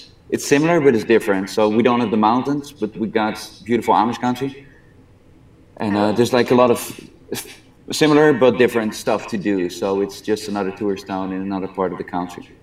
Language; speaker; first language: English; non-native, fluent; Dutch